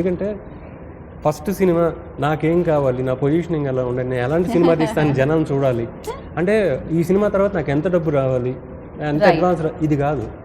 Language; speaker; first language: Telugu; native; Telugu